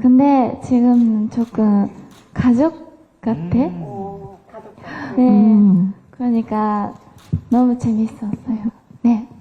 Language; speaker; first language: Korean; non-native, learner; Japanese